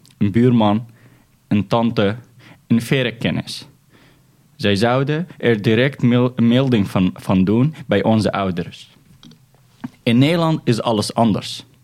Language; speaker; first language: Dutch; non-native, fluent; Arabic